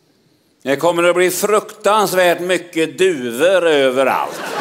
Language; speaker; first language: Swedish; native; Swedish